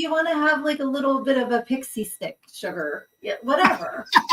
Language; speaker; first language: English; native; English